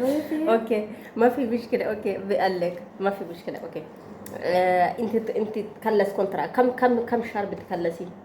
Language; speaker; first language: Arabic; non-native, learner; Oromo